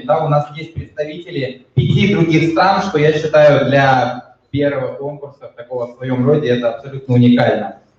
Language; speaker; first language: Russian; native; Russian